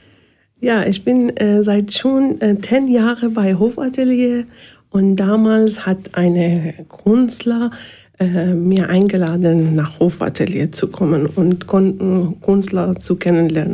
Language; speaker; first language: German; non-native, fluent; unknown